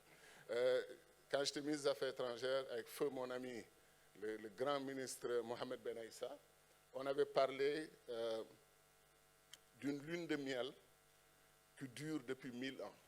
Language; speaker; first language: French; non-native, local second language; Wolof